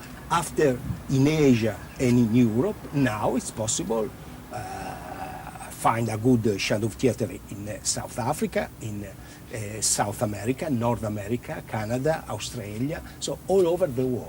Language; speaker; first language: English; non-native, learner; Italian